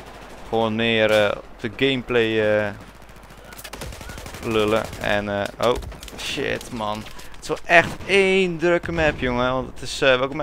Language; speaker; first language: Dutch; native; Dutch